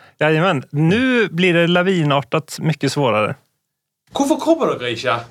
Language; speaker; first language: Swedish; native; Swedish